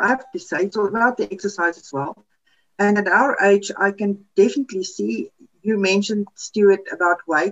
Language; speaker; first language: English; non-native, local second language; Afrikaans